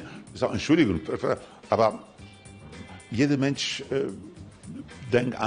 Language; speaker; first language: German; non-native, fluent; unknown